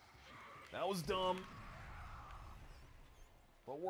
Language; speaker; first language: English; native; English